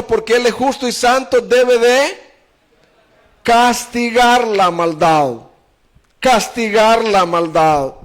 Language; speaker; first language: Spanish; native; Spanish